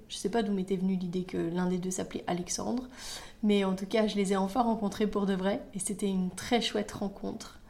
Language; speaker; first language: French; native; French